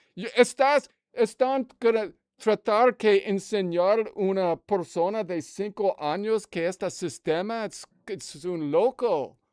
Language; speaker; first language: Spanish; non-native, learner; English